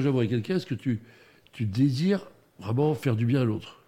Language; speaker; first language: French; native; French